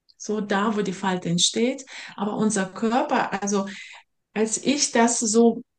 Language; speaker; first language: German; non-native, fluent; Russian